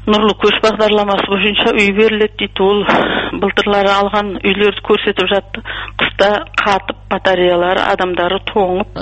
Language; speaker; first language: Kazakh; early bilingual, heritage; Kazakh